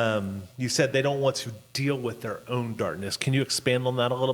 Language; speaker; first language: English; native; English